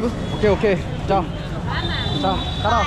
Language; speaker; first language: Korean; native; Korean